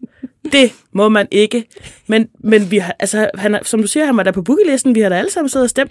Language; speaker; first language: Danish; native; Danish